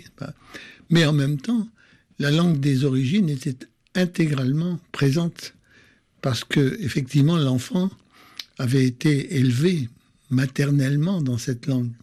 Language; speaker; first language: French; native; French